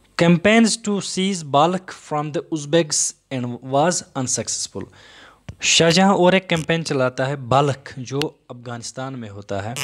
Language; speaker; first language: Hindi; native; Hindi